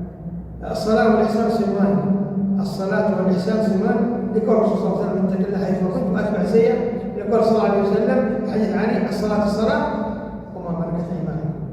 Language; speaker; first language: Arabic; native; Arabic